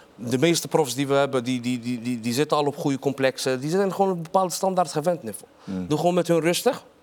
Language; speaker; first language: Dutch; early bilingual, other home language; Arabic